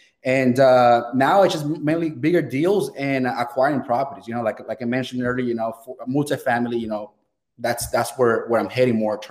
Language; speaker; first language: English; non-native, fluent; Spanish